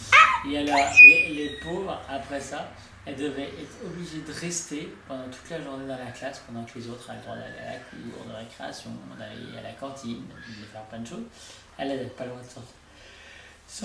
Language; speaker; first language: French; native; French